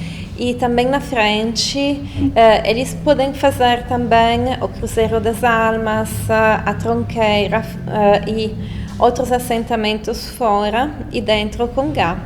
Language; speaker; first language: Portuguese; non-native, fluent; Italian